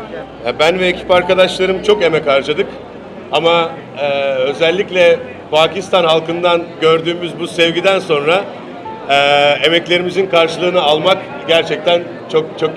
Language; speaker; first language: Turkish; native; Turkish